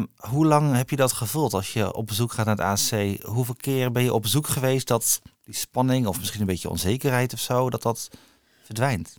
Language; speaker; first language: Dutch; native; Dutch